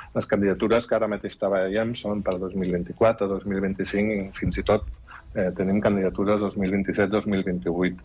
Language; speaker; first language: Catalan; non-native, fluent; German